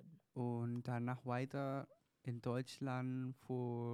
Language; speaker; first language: German; non-native, learner; Chinese